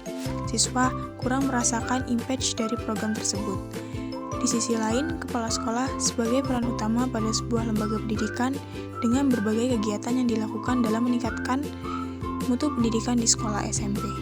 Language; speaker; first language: Indonesian; native; Indonesian